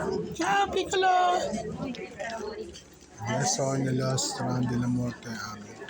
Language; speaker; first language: Italian; non-native, learner; Filipino